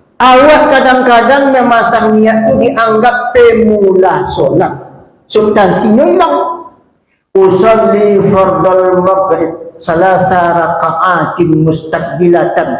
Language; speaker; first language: Malay; non-native, local second language; Minangkabau